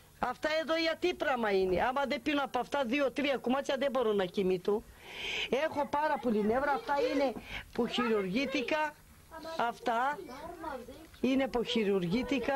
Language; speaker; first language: Greek; non-native, local second language; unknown